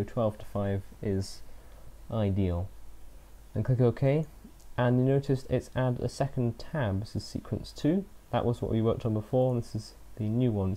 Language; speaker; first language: English; native; English